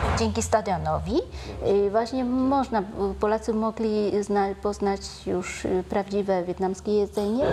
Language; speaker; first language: Polish; non-native, fluent; Vietnamese